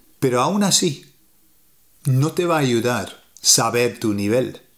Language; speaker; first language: Spanish; native; Spanish